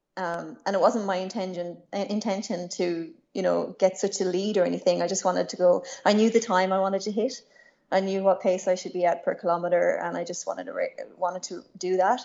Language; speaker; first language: English; native; English